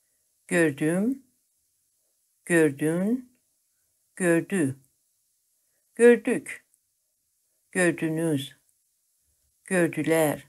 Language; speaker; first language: Turkish; non-native, fluent; Persian